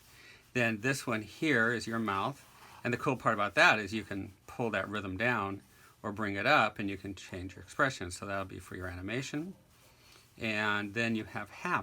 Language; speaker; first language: English; native; English